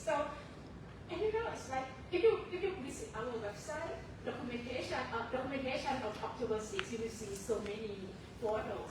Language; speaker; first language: English; non-native, fluent; Thai